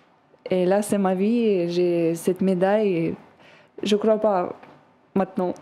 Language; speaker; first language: French; non-native, learner; Russian